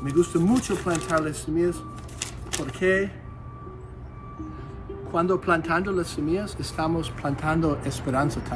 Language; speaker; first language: Spanish; non-native, learner; English